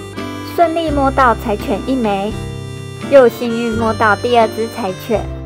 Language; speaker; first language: Chinese; native; Chinese